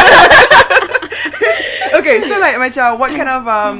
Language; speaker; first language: English; non-native, local second language; Malay